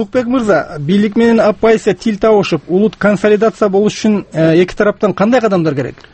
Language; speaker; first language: Kyrgyz; native; Kyrgyz